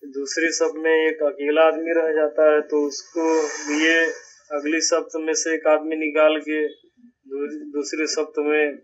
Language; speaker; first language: Hindi; native; Hindi